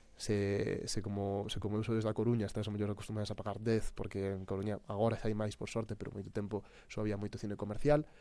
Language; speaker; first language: Galician; non-native, local second language; Spanish